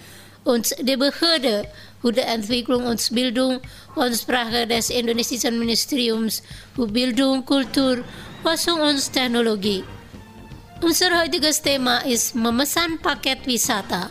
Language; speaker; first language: German; non-native, fluent; Indonesian